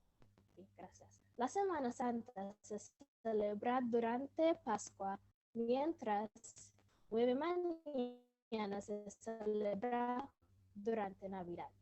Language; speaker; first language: Spanish; non-native, learner; English